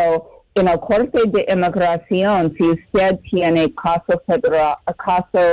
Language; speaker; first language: Spanish; non-native, learner; English